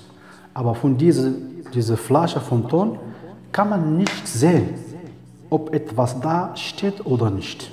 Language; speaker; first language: German; non-native, learner; Arabic